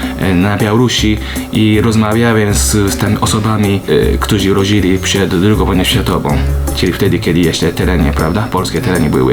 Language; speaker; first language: Polish; non-native, fluent; Japanese